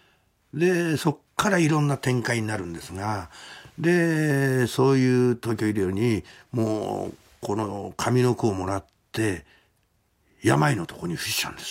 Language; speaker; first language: Japanese; native; Japanese